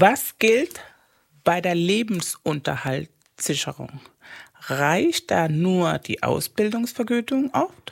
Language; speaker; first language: German; non-native, fluent; Spanish